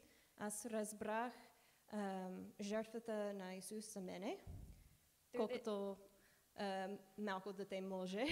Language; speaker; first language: Bulgarian; non-native, learner; English